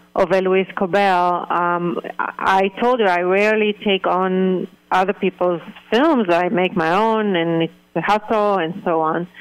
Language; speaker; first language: English; early bilingual, other home language; Hebrew